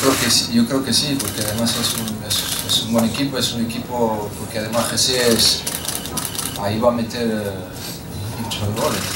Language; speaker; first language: Spanish; non-native, fluent; French